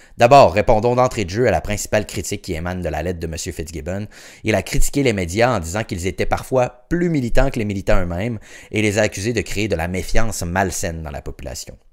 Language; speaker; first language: French; native; French